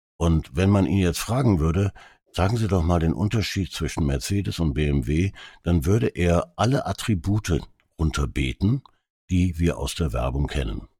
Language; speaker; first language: German; early bilingual, other home language; Hungarian